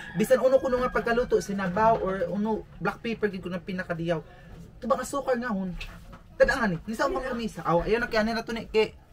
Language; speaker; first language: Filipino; non-native, local second language; Cebuano